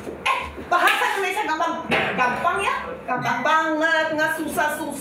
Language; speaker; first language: Indonesian; non-native, fluent; German